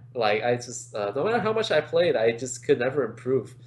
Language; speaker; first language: English; native; English